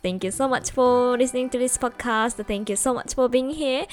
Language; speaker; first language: English; non-native, fluent; Japanese